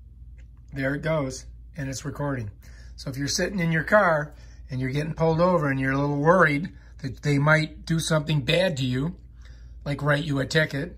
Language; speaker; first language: English; native; English